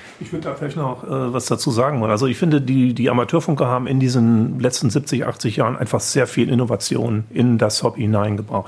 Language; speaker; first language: German; native; German